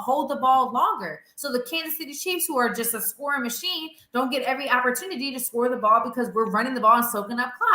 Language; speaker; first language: English; native; English